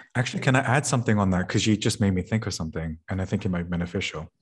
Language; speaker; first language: English; native; English